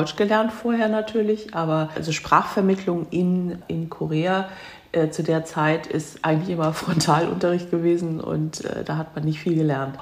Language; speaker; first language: German; early bilingual, other home language; Korean